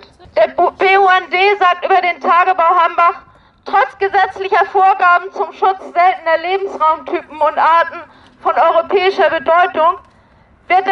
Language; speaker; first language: German; native; German